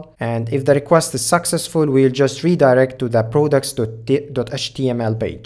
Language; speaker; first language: English; non-native, fluent; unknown